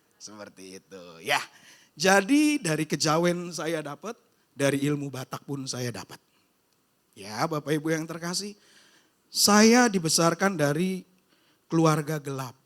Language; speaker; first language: Indonesian; native; Indonesian